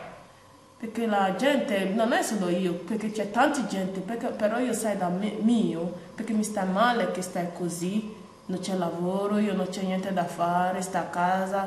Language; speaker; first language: Italian; non-native, learner; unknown